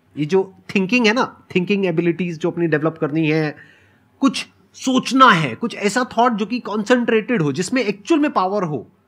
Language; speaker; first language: Hindi; native; Hindi